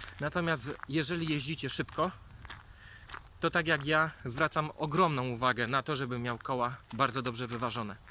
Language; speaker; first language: Polish; native; Polish